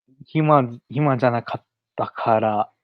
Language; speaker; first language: Japanese; non-native, learner; English